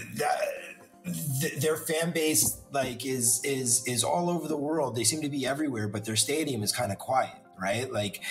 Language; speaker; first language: English; native; English